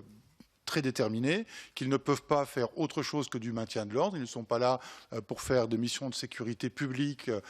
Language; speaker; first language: French; native; French